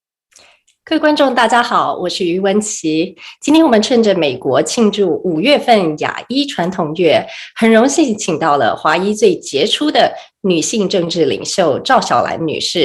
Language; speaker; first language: Chinese; native; Chinese